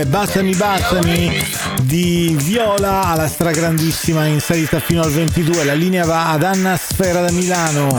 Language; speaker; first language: Italian; native; Italian